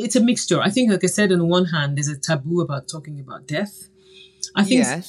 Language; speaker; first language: English; non-native, local second language; Yoruba